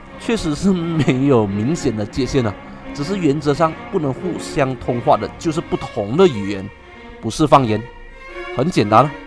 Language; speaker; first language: Chinese; native; Chinese